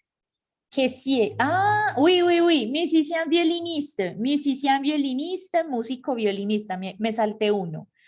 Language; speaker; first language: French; non-native, fluent; Spanish